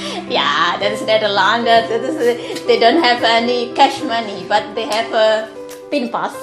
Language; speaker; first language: English; non-native, learner; Indonesian